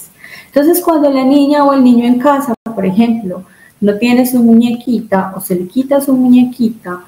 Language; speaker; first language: Spanish; native; Spanish